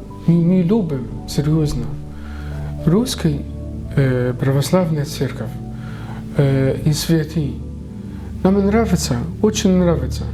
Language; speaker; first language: Russian; non-native, learner; Arabic